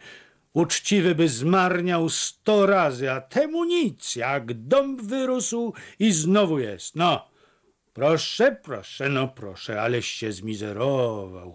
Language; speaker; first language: Polish; native; Polish